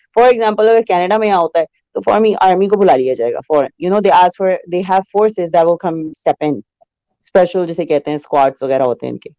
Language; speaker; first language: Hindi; native; Hindi